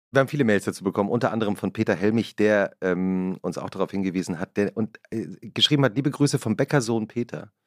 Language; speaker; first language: German; native; German